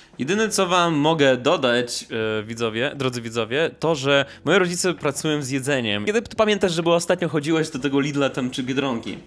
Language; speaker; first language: Polish; non-native, fluent; Russian